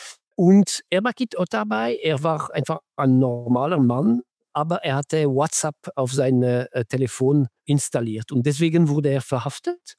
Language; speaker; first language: German; non-native, fluent; French